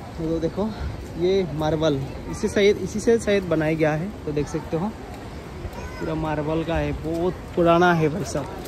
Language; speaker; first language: Hindi; non-native, local second language; Assamese